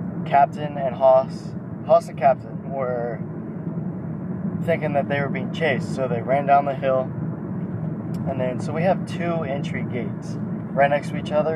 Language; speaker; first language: English; native; English